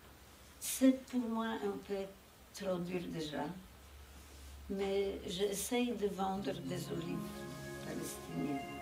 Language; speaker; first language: French; non-native, fluent; Polish